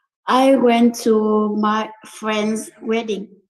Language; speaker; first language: English; non-native, learner; Vietnamese